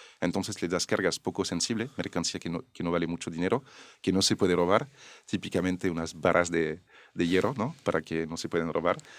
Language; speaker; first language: Spanish; non-native, fluent; French